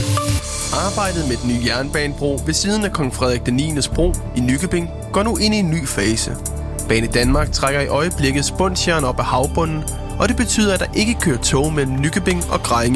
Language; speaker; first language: Danish; native; Danish